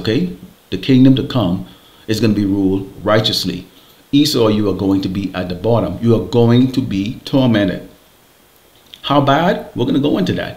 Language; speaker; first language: English; native; English